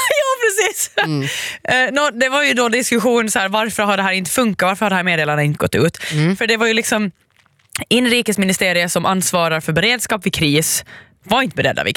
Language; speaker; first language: Swedish; native; Swedish